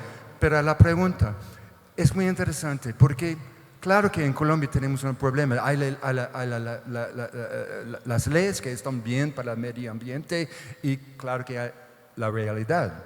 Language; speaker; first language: Spanish; non-native, fluent; English